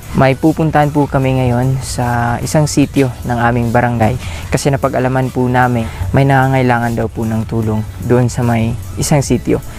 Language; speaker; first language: Filipino; non-native, local second language; Cebuano